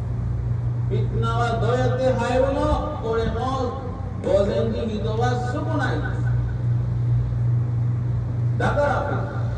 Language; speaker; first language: Japanese; non-native, learner; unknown